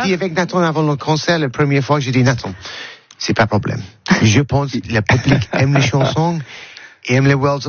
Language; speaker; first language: French; non-native, learner; English